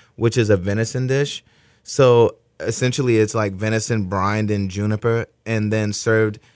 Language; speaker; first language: English; native; English